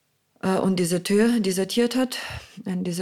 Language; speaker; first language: German; non-native, fluent; Russian